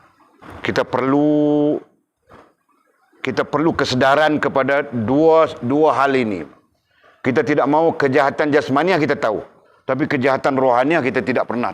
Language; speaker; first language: Malay; native; Malay